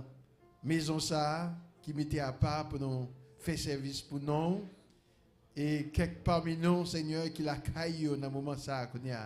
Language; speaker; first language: French; non-native, local second language; Haitian Creole